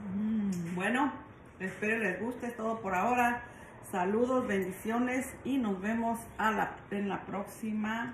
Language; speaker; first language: Spanish; native; Spanish